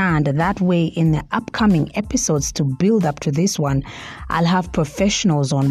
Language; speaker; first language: English; non-native, local second language; Swahili